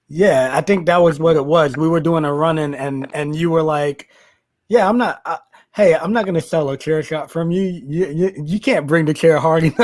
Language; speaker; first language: English; native; English